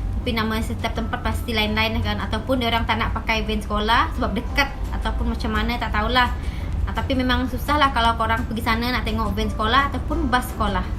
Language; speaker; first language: Malay; native; Malay